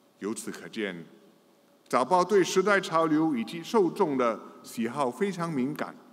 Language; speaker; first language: Chinese; non-native, local second language; English